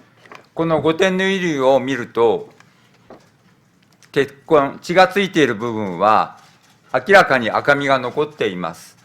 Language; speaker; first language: Japanese; native; Japanese